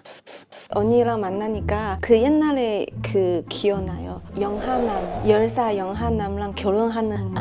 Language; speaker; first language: Korean; non-native, fluent; Chinese